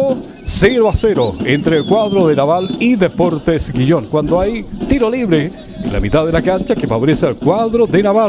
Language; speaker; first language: Spanish; native; Spanish